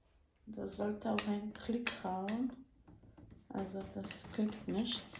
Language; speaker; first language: German; non-native, fluent; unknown